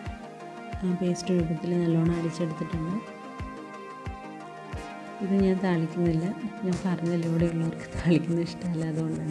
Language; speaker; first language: Malayalam; native; Malayalam